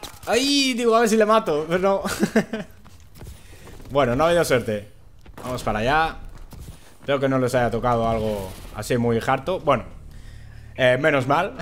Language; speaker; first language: Spanish; native; Spanish